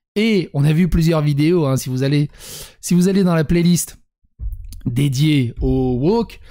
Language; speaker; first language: French; early bilingual, other home language; Serbian